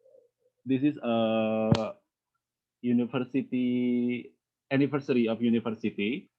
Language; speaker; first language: English; non-native, learner; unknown